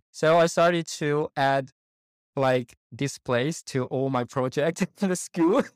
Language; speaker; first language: English; non-native, fluent; Chinese